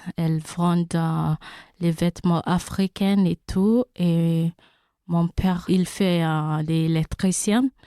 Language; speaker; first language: French; non-native, learner; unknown